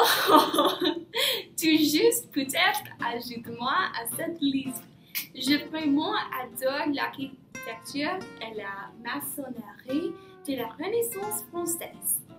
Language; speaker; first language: French; non-native, learner; English